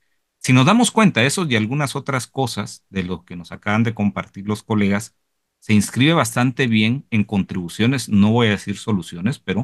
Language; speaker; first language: Spanish; native; Spanish